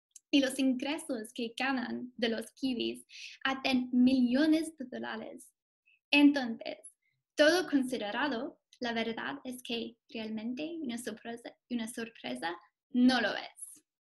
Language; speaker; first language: Spanish; non-native, fluent; English